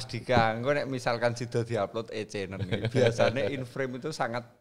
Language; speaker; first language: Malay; non-native, local second language; Javanese